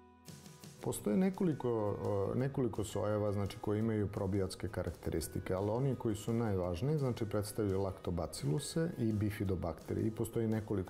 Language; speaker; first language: Serbian; native; Serbian